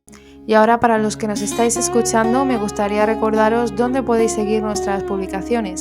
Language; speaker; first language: Spanish; native; Spanish